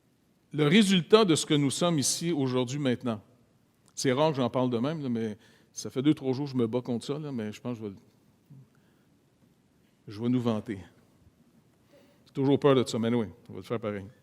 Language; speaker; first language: French; native; French